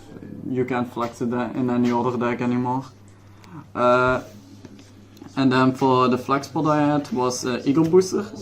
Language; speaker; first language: English; non-native, fluent; Dutch